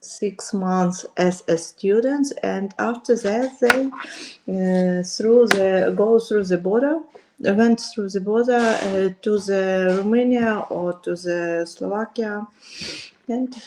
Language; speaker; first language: English; non-native, learner; Ukrainian